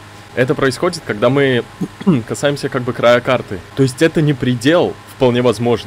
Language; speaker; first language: Russian; native; Russian